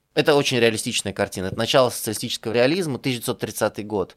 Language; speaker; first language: Russian; native; Russian